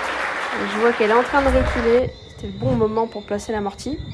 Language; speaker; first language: French; native; French